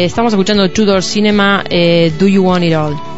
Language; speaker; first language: Spanish; native; Spanish